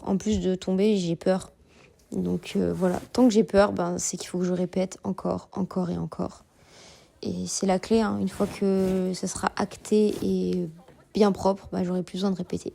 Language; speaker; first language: French; native; French